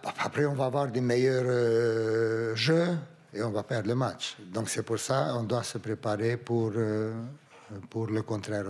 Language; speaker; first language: French; non-native, fluent; Romanian